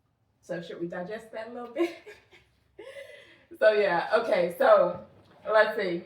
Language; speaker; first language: English; native; English